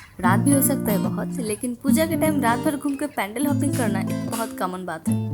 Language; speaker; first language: Hindi; non-native, local second language; Bangla